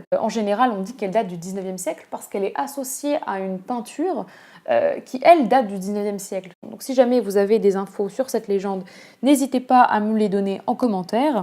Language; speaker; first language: French; native; French